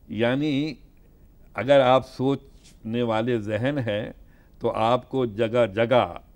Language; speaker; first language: Hindi; native; Hindi